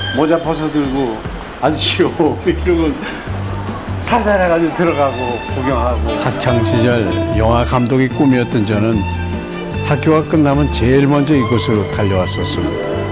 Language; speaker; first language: Korean; native; Korean